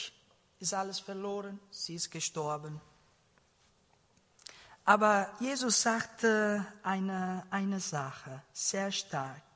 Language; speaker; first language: German; non-native, learner; Italian